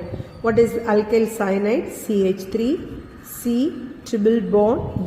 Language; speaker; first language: English; non-native, local second language; Tamil